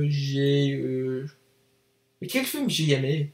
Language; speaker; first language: French; non-native, learner; English